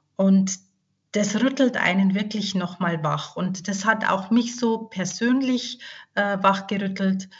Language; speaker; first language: German; native; German